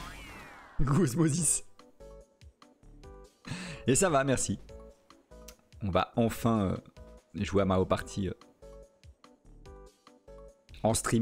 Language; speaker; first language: French; native; French